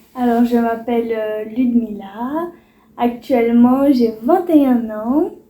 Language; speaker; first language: French; early bilingual, other home language; Portuguese